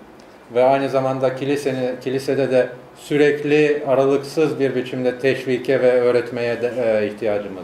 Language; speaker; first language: Turkish; native; Turkish